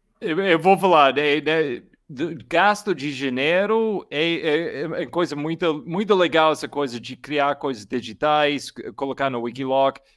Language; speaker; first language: Portuguese; non-native, learner; English